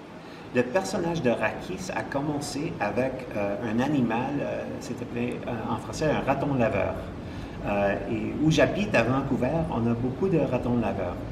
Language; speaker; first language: French; non-native, local second language; English